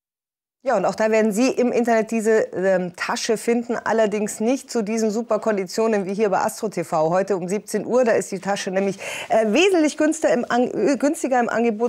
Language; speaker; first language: German; native; German